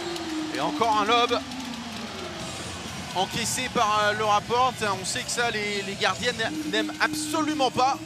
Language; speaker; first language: French; native; French